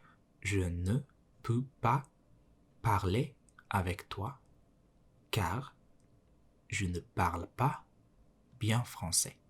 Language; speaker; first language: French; non-native, learner; Mongolian